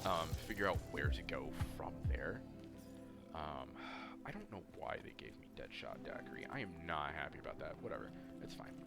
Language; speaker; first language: English; native; English